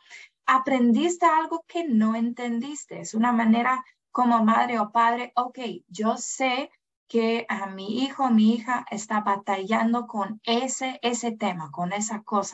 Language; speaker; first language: Spanish; non-native, fluent; English